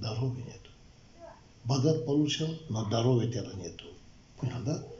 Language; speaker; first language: Russian; non-native, learner; Tibetan